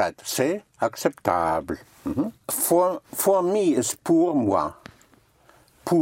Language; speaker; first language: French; non-native, fluent; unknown